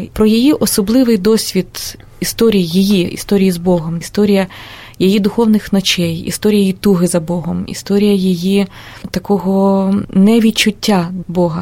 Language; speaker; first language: Ukrainian; native; Ukrainian